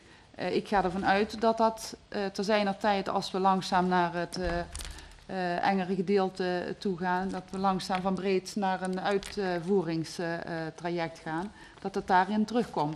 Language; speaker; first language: Dutch; native; Dutch